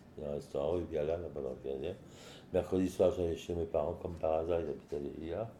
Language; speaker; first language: French; native; French